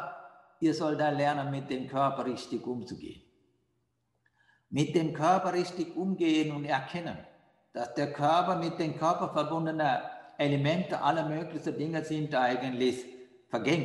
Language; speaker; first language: German; non-native, fluent; Sinhala